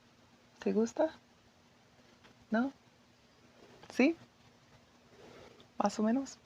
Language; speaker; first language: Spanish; non-native, learner; English